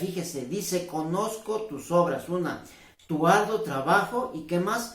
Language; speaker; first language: Spanish; native; Spanish